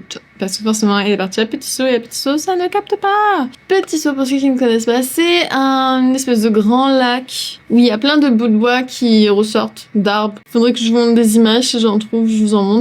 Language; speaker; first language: French; native; French